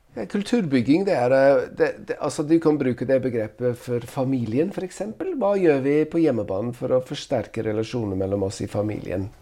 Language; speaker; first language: Norwegian; non-native, fluent; English